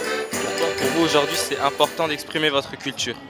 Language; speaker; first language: French; native; French